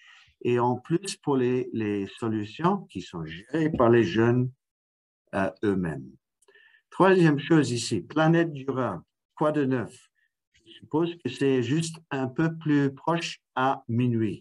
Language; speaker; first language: French; non-native, fluent; English